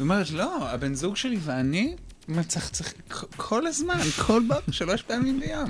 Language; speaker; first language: Hebrew; native; Hebrew